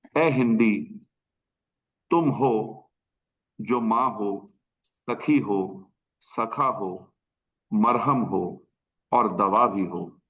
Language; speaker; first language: Hindi; native; Hindi